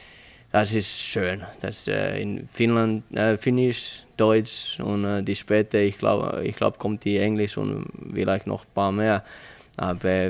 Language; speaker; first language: German; non-native, learner; Finnish